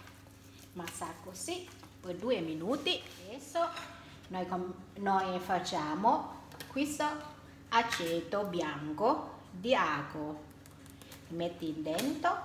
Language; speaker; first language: Italian; non-native, learner; Thai